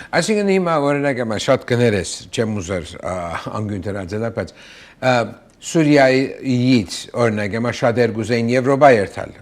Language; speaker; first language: Armenian; early bilingual, heritage; Armenian